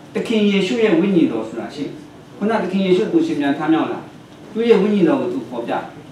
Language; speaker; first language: Burmese; non-native, local second language; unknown